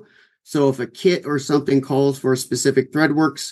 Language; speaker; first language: English; native; English